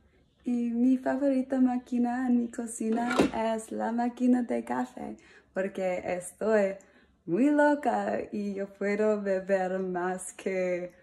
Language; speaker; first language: Spanish; non-native, learner; English